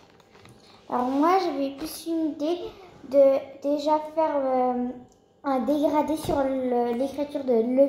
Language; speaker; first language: French; early bilingual, other home language; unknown